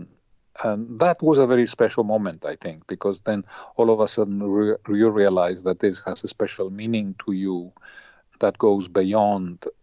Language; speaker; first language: English; non-native, fluent; Spanish